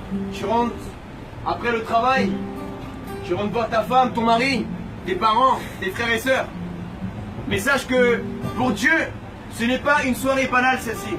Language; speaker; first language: French; native; French